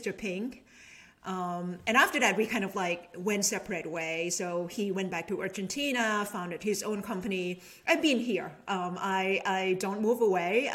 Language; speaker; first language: English; non-native, fluent; Thai